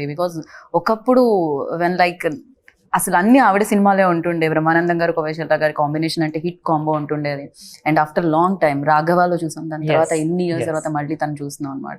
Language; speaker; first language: Telugu; native; Telugu